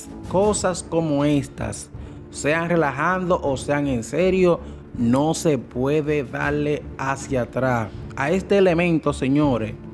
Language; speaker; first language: Spanish; native; Spanish